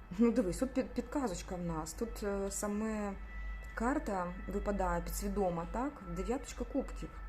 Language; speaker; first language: Ukrainian; non-native, local second language; Russian